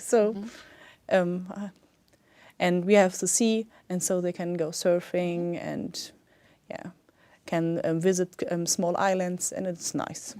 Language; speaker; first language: English; non-native, fluent; German